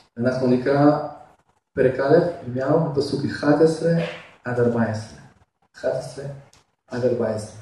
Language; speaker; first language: Hebrew; non-native, fluent; Russian